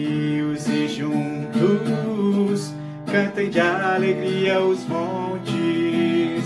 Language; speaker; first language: Portuguese; native; Portuguese